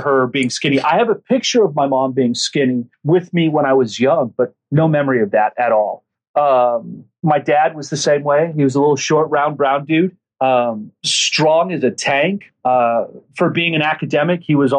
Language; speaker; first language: English; native; English